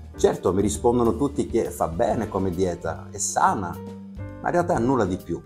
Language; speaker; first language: Italian; non-native, fluent; Latvian